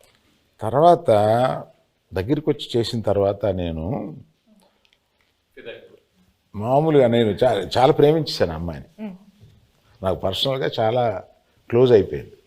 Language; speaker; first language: Telugu; native; Telugu